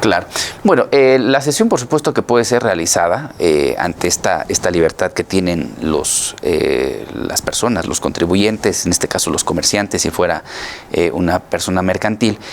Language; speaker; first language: Spanish; native; Spanish